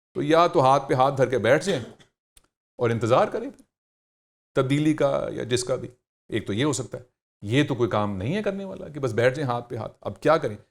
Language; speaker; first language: Urdu; native; Urdu